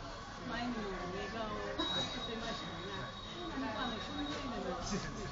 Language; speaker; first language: Japanese; non-native, fluent; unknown